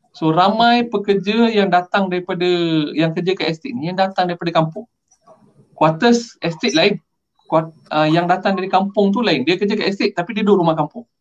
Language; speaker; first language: Malay; non-native, local second language; Tamil